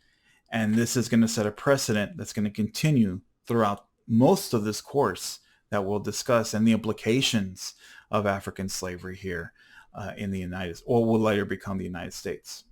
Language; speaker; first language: English; native; English